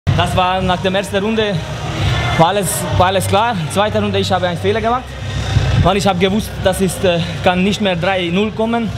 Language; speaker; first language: German; non-native, fluent; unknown